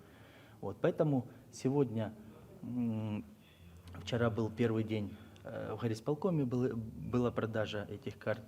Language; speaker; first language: Russian; native; Russian